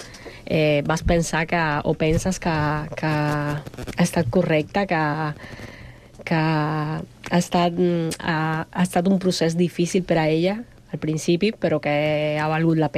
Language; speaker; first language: Catalan; non-native, fluent; Spanish